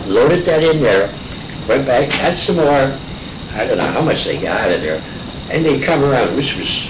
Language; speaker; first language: English; native; English